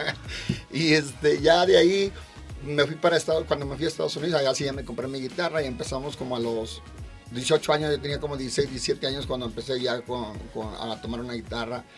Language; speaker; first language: Spanish; native; Spanish